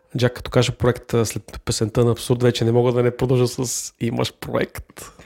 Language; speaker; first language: Bulgarian; native; Bulgarian